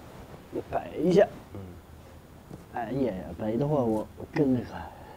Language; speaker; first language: Chinese; non-native, local second language; Tibetan